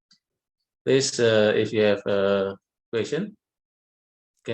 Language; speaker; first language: English; non-native, learner; Indonesian